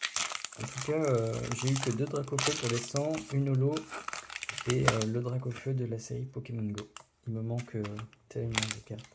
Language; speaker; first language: French; native; French